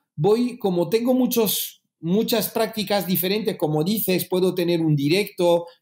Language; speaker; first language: Spanish; early bilingual, heritage; French